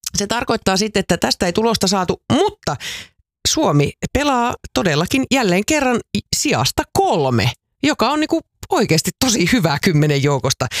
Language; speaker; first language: Finnish; native; Finnish